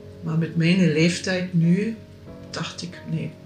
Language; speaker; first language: Dutch; non-native, fluent; German